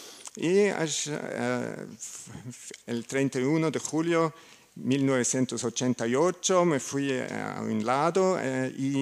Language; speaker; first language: Spanish; non-native, learner; German